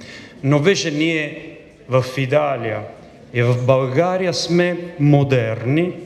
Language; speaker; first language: Bulgarian; non-native, fluent; Italian